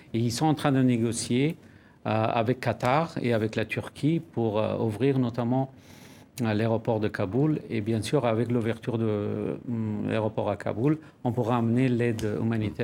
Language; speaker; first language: French; non-native, fluent; Persian